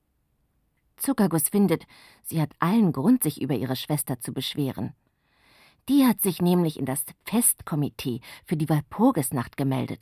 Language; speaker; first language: German; native; German